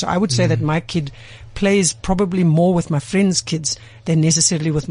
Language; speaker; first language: English; native; English